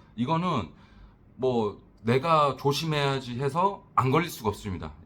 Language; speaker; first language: Korean; native; Korean